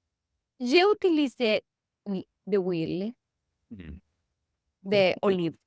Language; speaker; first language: French; non-native, learner; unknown